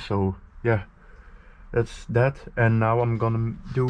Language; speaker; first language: English; non-native, fluent; Dutch